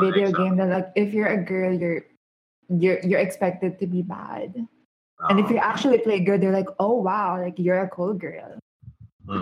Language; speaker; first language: English; non-native, local second language; Filipino